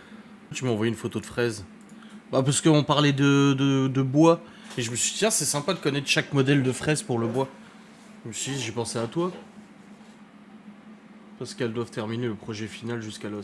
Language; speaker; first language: French; native; French